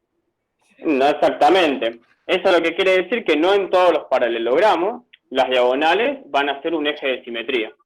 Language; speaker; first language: Spanish; native; Spanish